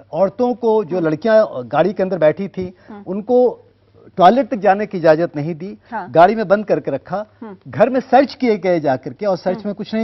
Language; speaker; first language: Hindi; native; Hindi